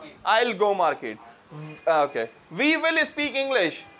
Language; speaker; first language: English; non-native, local second language; Urdu